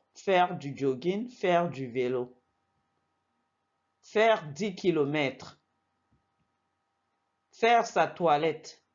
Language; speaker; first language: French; non-native, fluent; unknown